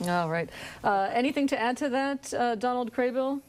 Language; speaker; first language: English; native; English